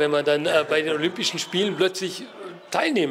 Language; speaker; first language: German; native; German